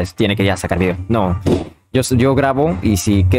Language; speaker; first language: Spanish; native; Spanish